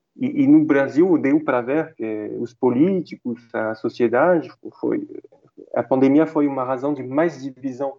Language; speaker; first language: Portuguese; non-native, fluent; French